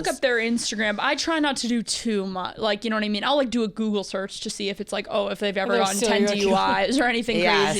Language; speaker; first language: English; native; English